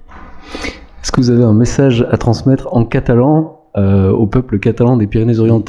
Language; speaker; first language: French; native; French